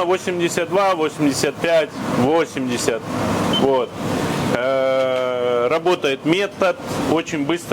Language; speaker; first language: Russian; native; Russian